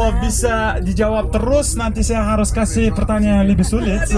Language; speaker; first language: Indonesian; non-native, fluent; Uzbek